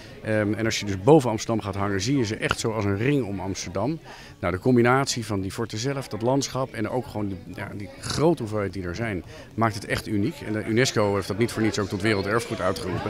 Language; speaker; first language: Dutch; native; Dutch